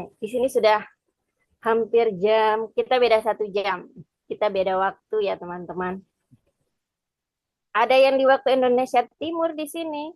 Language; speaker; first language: Indonesian; native; Indonesian